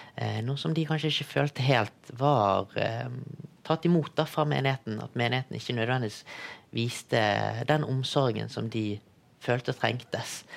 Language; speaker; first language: Norwegian; early bilingual, other home language; Tamil